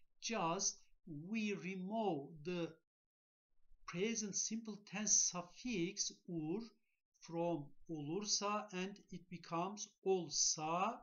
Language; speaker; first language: English; non-native, fluent; Turkish